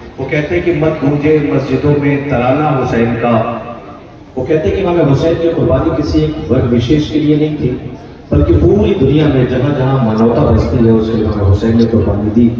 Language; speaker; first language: Urdu; native; Urdu